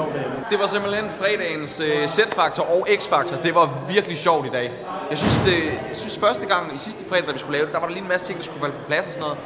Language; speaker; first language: Danish; native; Danish